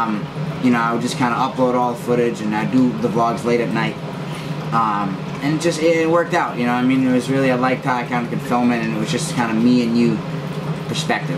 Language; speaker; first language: English; native; English